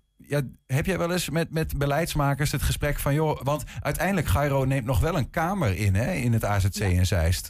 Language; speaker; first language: Dutch; native; Dutch